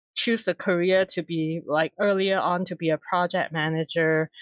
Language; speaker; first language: English; non-native, local second language; Cantonese